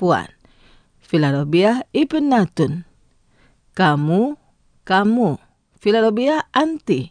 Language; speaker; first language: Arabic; non-native, fluent; Indonesian